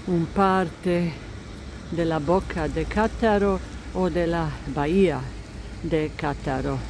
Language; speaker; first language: Spanish; non-native, fluent; Croatian